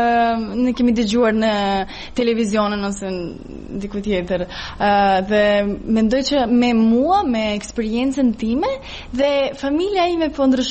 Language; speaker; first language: Albanian; non-native, fluent; Serbian